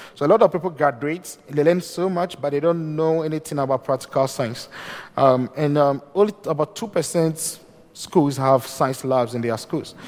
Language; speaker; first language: English; non-native, local second language; Akan